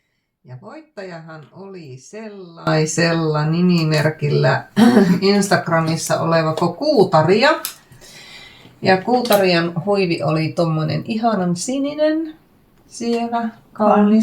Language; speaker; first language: Finnish; native; Finnish